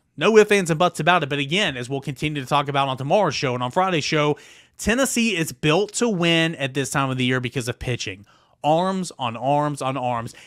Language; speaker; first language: English; native; English